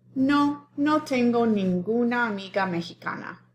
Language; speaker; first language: Spanish; non-native, fluent; English